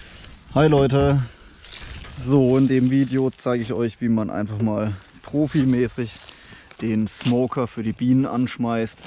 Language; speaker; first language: German; native; German